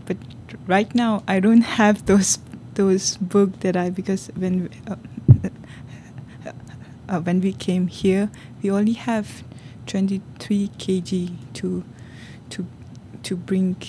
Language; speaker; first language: English; non-native, local second language; Tibetan